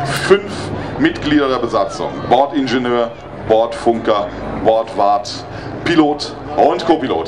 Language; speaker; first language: German; native; German